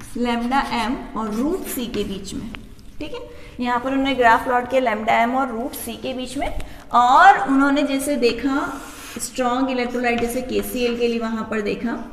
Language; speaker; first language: Hindi; native; Hindi